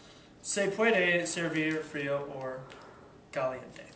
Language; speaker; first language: Spanish; non-native, learner; English